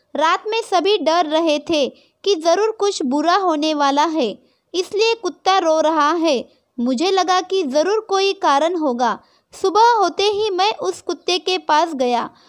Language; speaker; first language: Hindi; non-native, local second language; Marathi